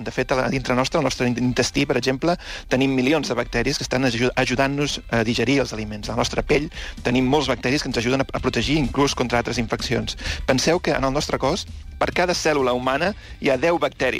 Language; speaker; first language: Catalan; native; Catalan